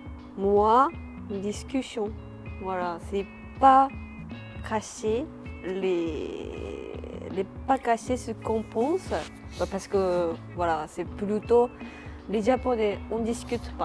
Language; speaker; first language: French; non-native, learner; Japanese